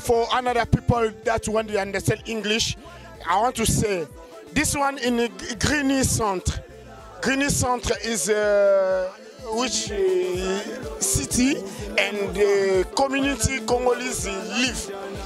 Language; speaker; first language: English; non-native, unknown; Lingala